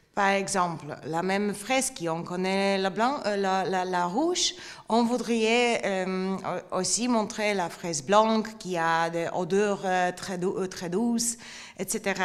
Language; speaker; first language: French; non-native, learner; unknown